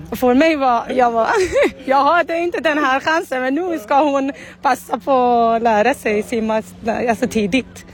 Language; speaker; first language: Swedish; non-native, fluent; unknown